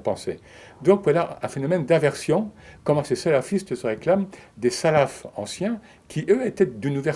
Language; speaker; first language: French; native; French